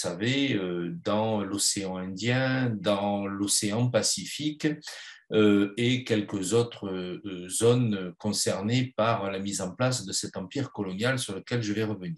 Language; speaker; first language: French; native; French